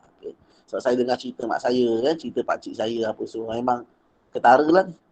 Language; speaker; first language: Malay; native; Malay